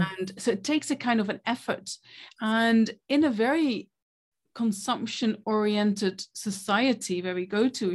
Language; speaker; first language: English; non-native, fluent; Dutch